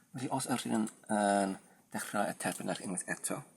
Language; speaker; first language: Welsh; non-native, learner; Polish